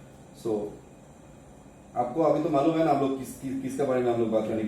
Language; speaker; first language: Hindi; non-native, learner; Bangla